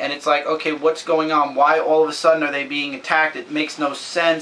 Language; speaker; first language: English; native; English